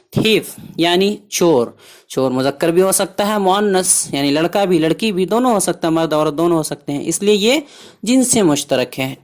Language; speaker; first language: Urdu; native; Urdu